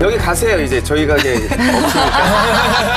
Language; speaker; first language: Korean; native; Korean